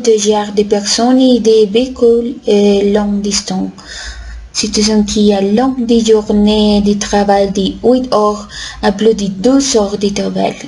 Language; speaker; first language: French; non-native, learner; Spanish